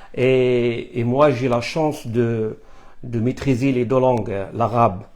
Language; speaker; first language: French; non-native, fluent; Arabic